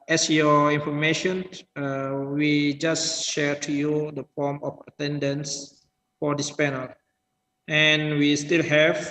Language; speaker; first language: English; non-native, learner; Indonesian